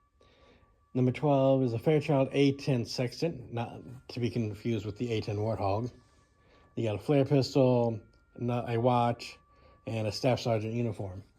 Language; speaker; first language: English; native; English